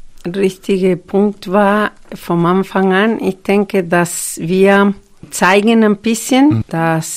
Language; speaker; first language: German; non-native, fluent; Spanish